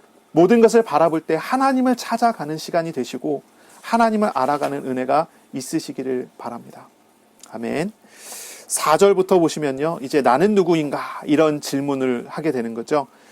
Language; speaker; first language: Korean; native; Korean